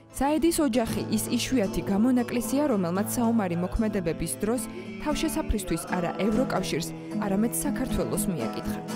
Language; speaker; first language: Georgian; native; Georgian